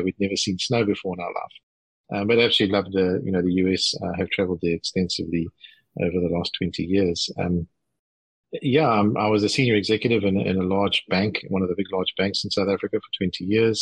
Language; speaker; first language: English; native; English